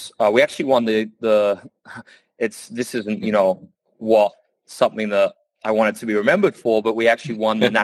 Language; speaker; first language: English; native; English